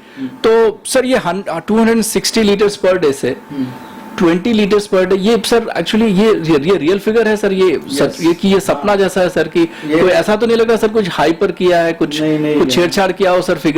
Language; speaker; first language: Hindi; native; Hindi